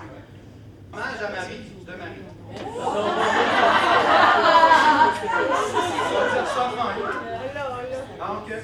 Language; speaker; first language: French; native; French